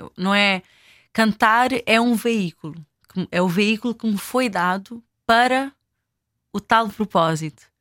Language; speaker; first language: Portuguese; non-native, local second language; Kabuverdianu